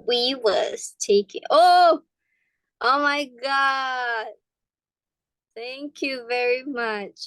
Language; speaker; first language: English; non-native, fluent; Indonesian